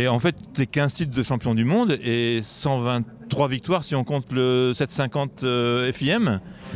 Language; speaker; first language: French; native; French